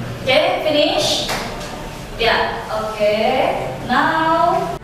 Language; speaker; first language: English; non-native, learner; Indonesian